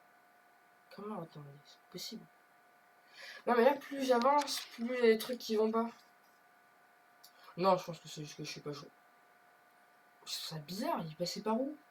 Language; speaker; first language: French; native; French